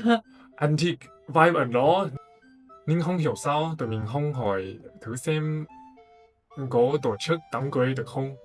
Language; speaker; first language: Vietnamese; non-native, fluent; Chinese